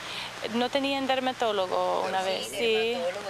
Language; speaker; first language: Spanish; non-native, fluent; English